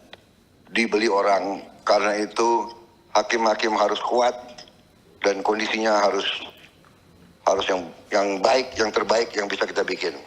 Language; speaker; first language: Indonesian; native; Indonesian